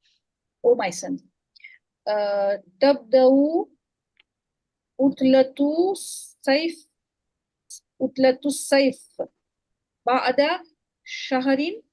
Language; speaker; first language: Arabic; non-native, learner; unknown